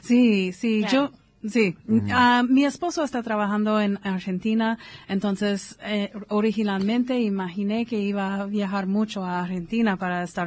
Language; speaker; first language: Spanish; non-native, fluent; English